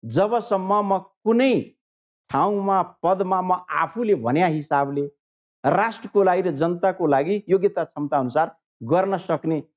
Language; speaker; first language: Nepali; non-native, local second language; Maithili